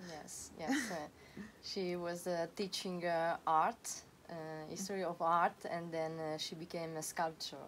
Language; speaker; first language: English; non-native, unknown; Italian